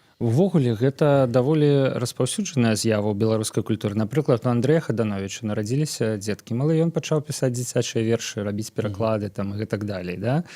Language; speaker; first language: Belarusian; native; Belarusian